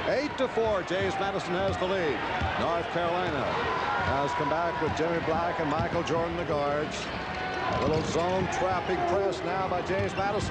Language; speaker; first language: English; native; English